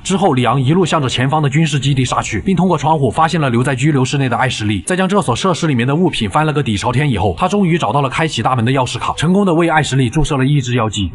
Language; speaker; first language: Chinese; native; Chinese